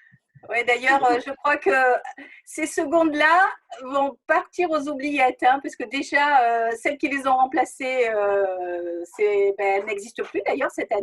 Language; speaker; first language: French; native; French